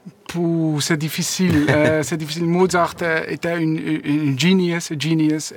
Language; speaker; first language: French; non-native, learner; Dutch